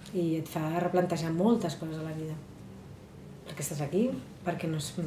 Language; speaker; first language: Catalan; early bilingual, other home language; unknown